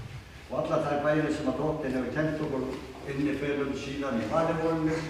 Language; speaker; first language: Icelandic; native; Icelandic